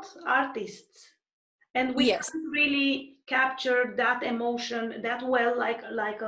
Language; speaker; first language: English; non-native, fluent; Romanian